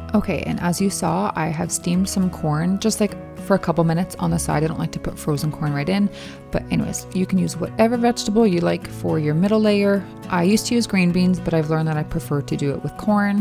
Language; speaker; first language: English; native; English